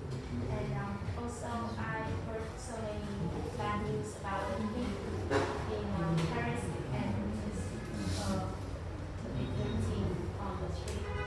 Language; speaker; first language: English; non-native, learner; Vietnamese